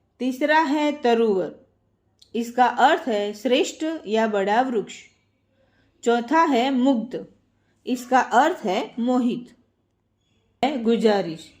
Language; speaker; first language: Hindi; non-native, local second language; Gujarati